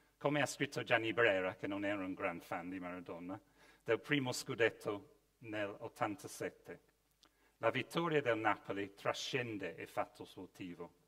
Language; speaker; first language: Italian; non-native, fluent; English